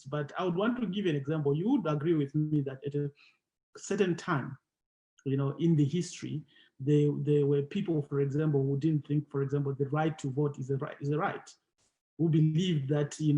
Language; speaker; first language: English; non-native, local second language; Shona